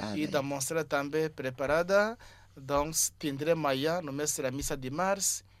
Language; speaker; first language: Catalan; non-native, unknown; Kinyarwanda